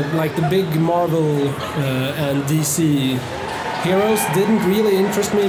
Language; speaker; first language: English; non-native, fluent; Swedish